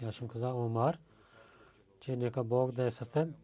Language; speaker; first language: Bulgarian; non-native, learner; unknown